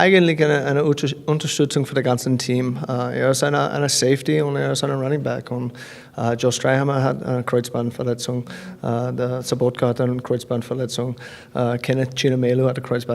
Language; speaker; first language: German; non-native, fluent; English